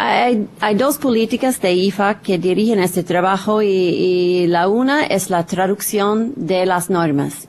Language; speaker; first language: Spanish; non-native, fluent; English